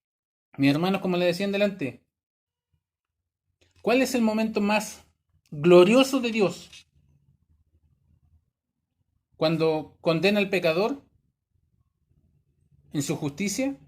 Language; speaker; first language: Spanish; native; Spanish